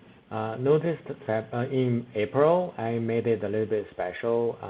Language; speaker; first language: English; non-native, fluent; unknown